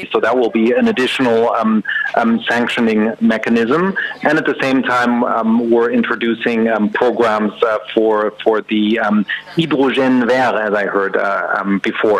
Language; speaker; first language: English; non-native, fluent; German